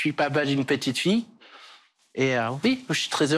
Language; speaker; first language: French; early bilingual, other home language; Portuguese